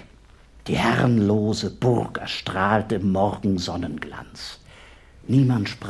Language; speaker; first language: German; native; German